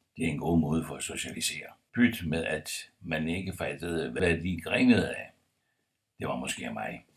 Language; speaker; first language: Danish; non-native, fluent; Italian